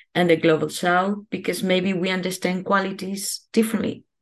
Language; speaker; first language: English; non-native, fluent; Spanish